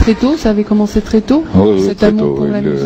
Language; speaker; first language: French; non-native, local second language; Arabic